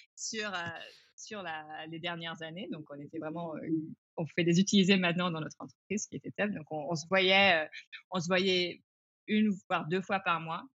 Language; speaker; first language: French; early bilingual, other home language; English